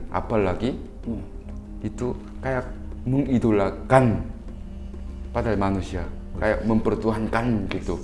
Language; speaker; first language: Indonesian; non-native, fluent; Korean